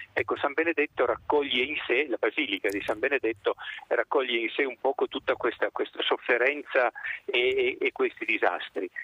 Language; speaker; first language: Italian; native; Italian